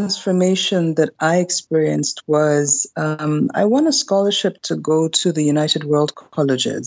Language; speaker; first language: English; non-native, local second language; German